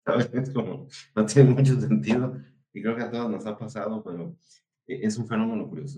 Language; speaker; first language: Spanish; native; Spanish